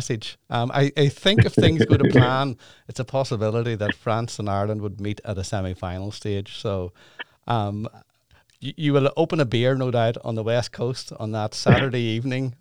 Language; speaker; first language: English; native; English